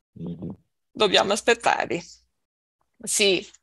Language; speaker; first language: Italian; non-native, learner; Portuguese